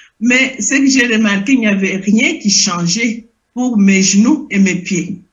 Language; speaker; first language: French; non-native, local second language; Lingala